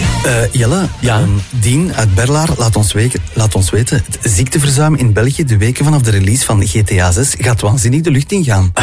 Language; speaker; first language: Dutch; native; Dutch